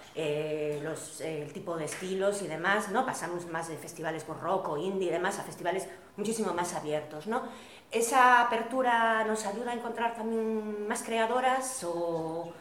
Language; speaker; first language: Spanish; non-native, local second language; Galician